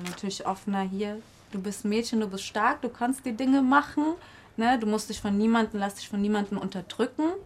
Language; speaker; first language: German; early bilingual, other home language; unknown